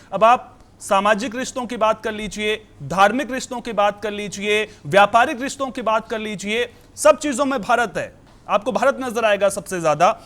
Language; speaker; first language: Hindi; native; Hindi